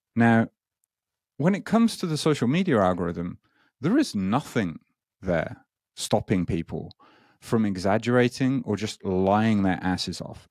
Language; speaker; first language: English; native; English